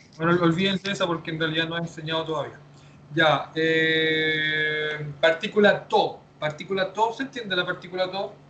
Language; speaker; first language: Spanish; native; Spanish